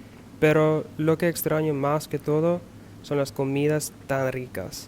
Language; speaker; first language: Spanish; non-native, learner; English